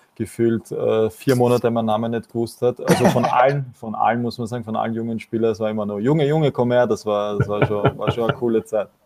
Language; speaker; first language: German; native; German